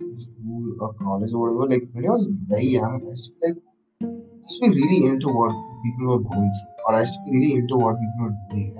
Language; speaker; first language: English; non-native, local second language; Malayalam